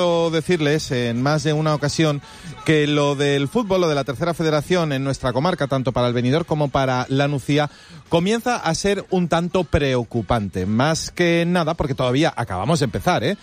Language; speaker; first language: Spanish; native; Spanish